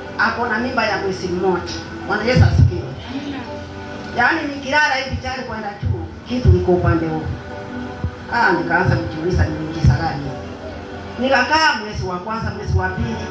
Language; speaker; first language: Swahili; non-native, local second language; Gusii